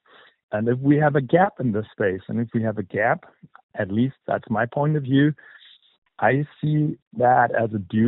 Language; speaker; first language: English; non-native, fluent; German